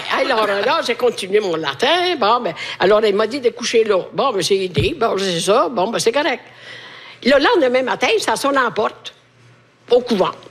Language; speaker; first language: French; non-native, fluent; Italian